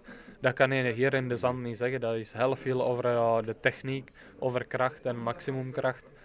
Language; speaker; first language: Dutch; non-native, fluent; Czech